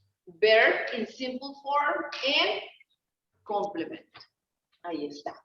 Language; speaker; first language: English; non-native, learner; Spanish